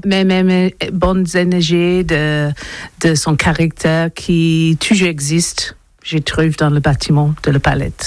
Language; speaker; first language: French; non-native, learner; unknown